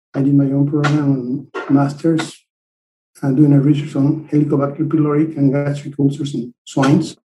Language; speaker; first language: English; non-native, fluent; Spanish